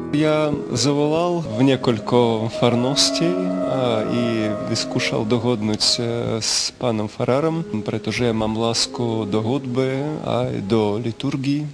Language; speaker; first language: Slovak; non-native, learner; Russian